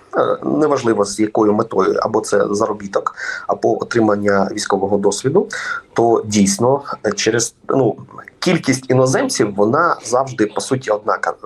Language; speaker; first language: Ukrainian; native; Ukrainian